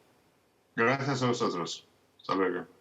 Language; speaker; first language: Spanish; non-native, fluent; Russian